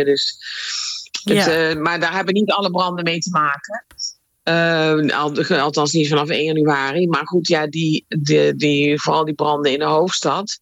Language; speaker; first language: Dutch; native; Dutch